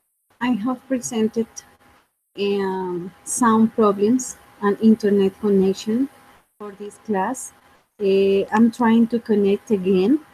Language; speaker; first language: English; non-native, fluent; Spanish